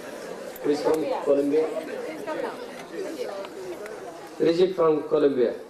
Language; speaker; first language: English; non-native, local second language; Marathi